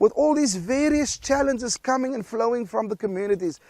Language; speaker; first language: English; non-native, local second language; Afrikaans